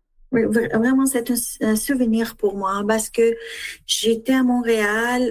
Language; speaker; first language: French; non-native, learner; Persian